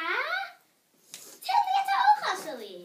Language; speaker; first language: Hebrew; non-native, learner; English